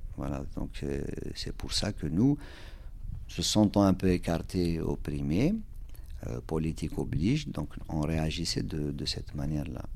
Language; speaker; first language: French; non-native, local second language; Kabyle